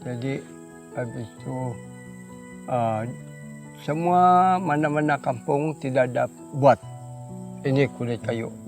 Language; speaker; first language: Indonesian; non-native, local second language; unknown